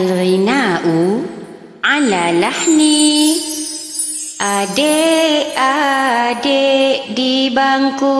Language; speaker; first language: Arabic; non-native, fluent; Malay